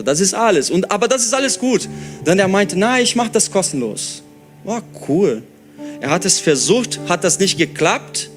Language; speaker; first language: German; non-native, fluent; Portuguese